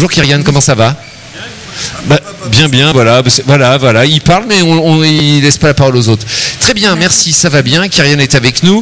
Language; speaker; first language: French; native; French